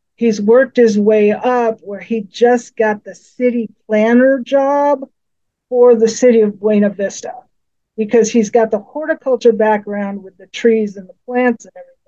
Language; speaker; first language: English; native; English